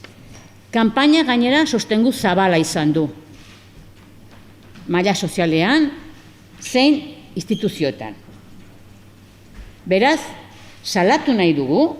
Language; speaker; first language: Basque; non-native, local second language; Spanish